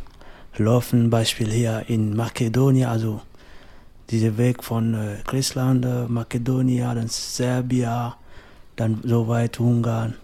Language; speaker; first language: German; non-native, learner; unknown